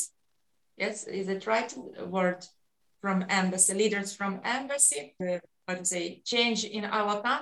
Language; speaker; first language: English; non-native, learner; Ukrainian